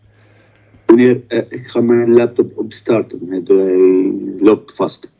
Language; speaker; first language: Dutch; non-native, learner; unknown